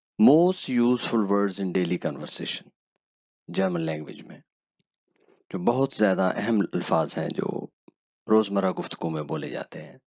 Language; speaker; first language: Urdu; native; Urdu